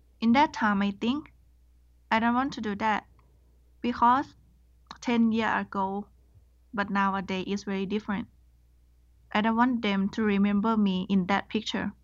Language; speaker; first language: English; non-native, learner; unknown